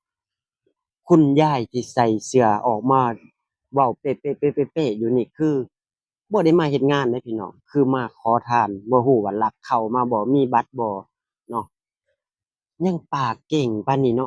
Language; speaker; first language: Thai; non-native, local second language; Northeastern Thai